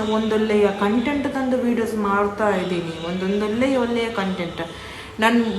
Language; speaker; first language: Kannada; non-native, local second language; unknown